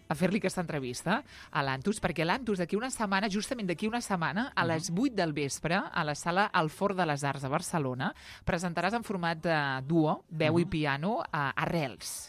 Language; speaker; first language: Catalan; native; Catalan